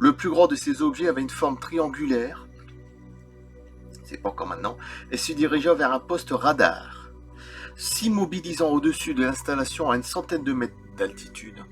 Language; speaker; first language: French; native; French